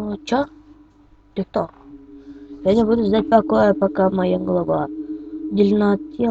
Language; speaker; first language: Russian; native; Russian